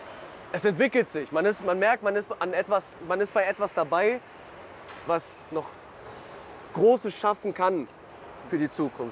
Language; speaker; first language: German; native; German